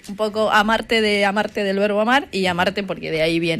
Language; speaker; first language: Spanish; native; Spanish